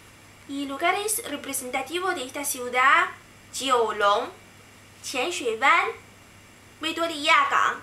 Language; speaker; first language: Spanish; non-native, learner; Chinese